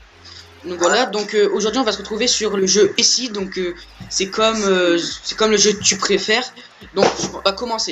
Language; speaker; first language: French; native; French